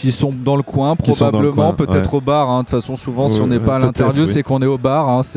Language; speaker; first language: French; native; French